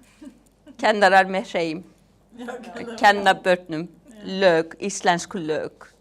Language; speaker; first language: Icelandic; non-native, fluent; Turkish